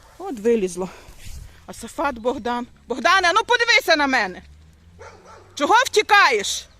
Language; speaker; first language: Ukrainian; native; Ukrainian